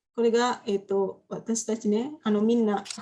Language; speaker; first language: Japanese; non-native, fluent; Indonesian